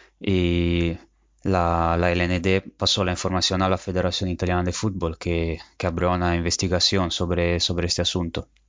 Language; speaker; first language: Spanish; non-native, fluent; Italian